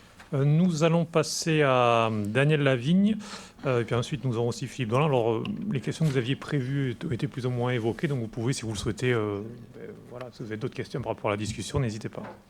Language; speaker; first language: French; native; French